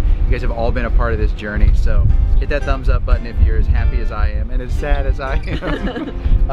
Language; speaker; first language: English; native; English